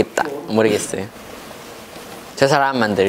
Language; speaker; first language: Korean; non-native, learner; Chinese